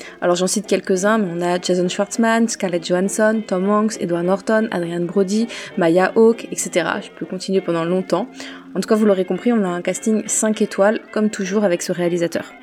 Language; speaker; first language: French; native; French